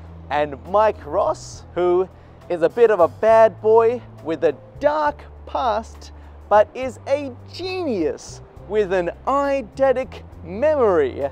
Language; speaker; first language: English; native; English